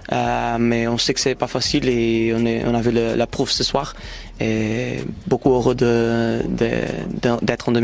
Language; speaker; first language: French; non-native, fluent; Portuguese